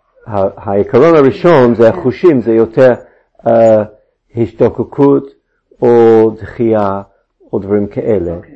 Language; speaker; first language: Hebrew; non-native, fluent; English